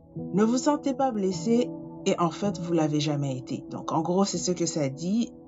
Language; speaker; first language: French; native; French